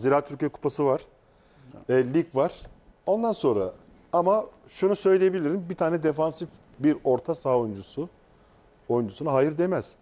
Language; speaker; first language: Turkish; native; Turkish